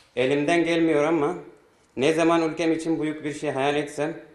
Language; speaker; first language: Turkish; non-native, fluent; Amharic